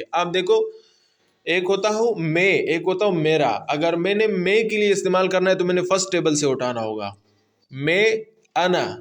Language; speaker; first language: Urdu; non-native, local second language; Pashto